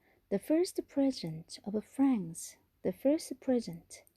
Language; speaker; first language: English; non-native, fluent; Korean